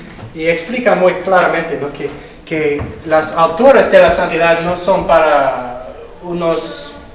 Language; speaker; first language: Spanish; non-native, fluent; English